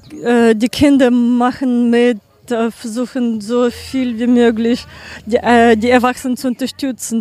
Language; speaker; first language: German; non-native, learner; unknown